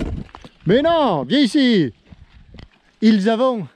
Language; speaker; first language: French; native; French